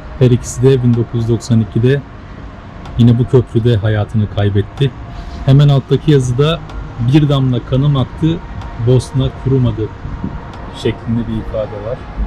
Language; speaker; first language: Turkish; native; Turkish